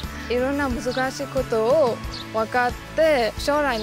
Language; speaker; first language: Japanese; non-native, fluent; Burmese